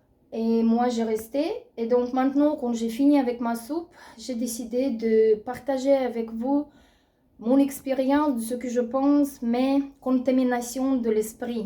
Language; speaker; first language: French; non-native, fluent; Russian